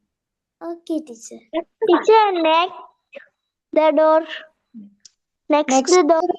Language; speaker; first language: English; non-native, learner; Tamil